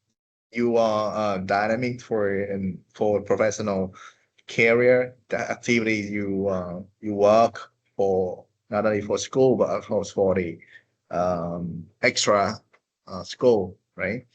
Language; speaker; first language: English; non-native, fluent; Vietnamese